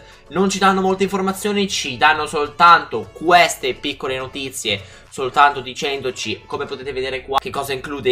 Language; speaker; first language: Italian; native; Italian